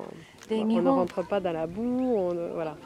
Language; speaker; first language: French; non-native, fluent; Japanese